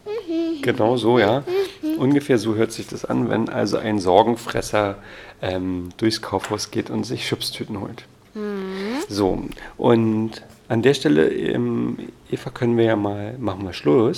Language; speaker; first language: German; native; German